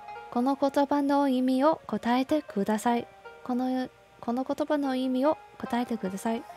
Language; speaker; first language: Japanese; non-native, learner; English